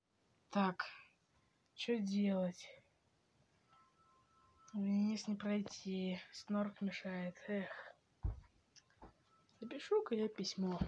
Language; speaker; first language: Russian; native; Russian